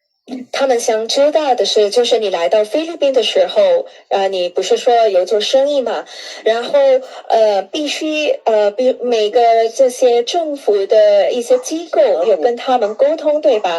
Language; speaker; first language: Chinese; non-native, fluent; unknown